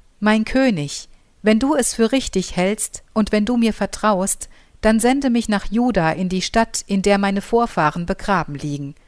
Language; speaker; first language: German; native; German